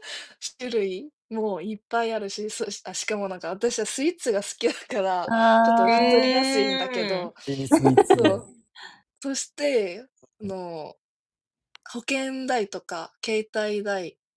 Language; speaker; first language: Japanese; non-native, fluent; Korean